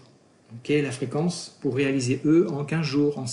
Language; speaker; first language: French; native; French